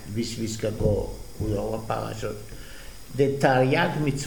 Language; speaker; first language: Danish; non-native, fluent; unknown